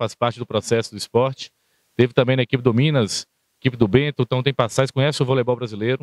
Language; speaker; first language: Portuguese; native; Portuguese